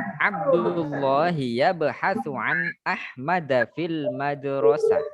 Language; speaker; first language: Arabic; non-native, fluent; Indonesian